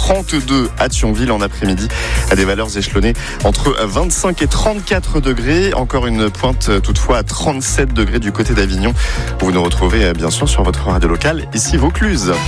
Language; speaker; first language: French; native; French